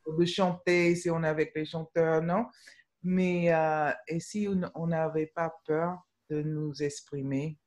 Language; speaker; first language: French; non-native, fluent; English